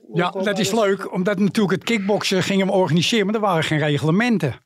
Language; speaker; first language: Dutch; native; Dutch